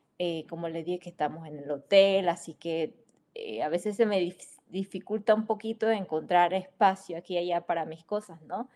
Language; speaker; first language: Spanish; native; Spanish